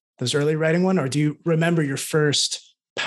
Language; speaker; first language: English; native; English